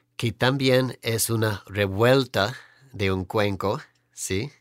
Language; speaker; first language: Spanish; non-native, fluent; English